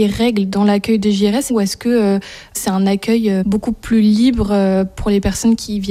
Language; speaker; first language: French; native; French